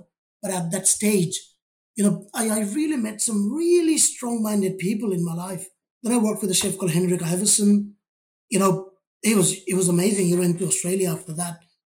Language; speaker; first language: English; non-native, local second language; Bangla